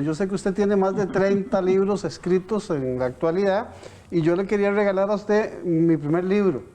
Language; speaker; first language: Spanish; native; Spanish